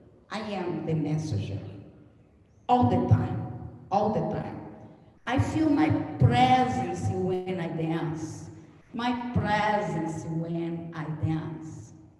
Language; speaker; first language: English; non-native, learner; Portuguese